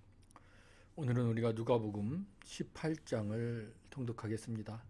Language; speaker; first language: Korean; native; Korean